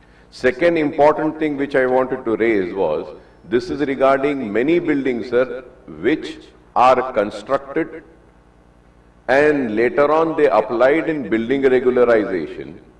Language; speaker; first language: English; non-native, local second language; Urdu